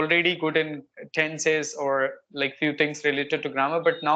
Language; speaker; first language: English; non-native, local second language; Hindi